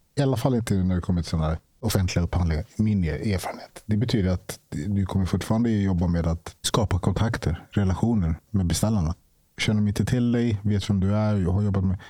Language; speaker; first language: Swedish; early bilingual, other home language; Ganda